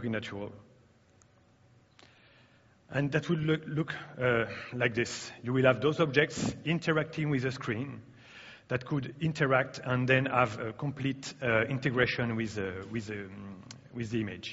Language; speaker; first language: English; non-native, fluent; French